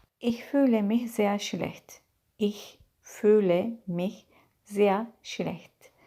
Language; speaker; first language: German; non-native, fluent; Turkish